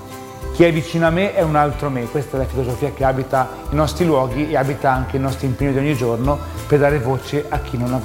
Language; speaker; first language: Italian; native; Italian